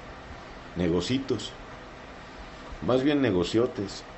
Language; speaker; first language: Spanish; native; Spanish